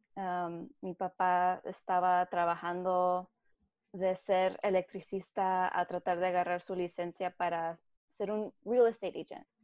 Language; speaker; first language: Spanish; early bilingual, heritage; Spanish